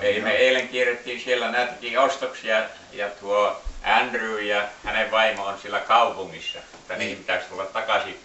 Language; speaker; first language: Finnish; early bilingual, heritage; Finnish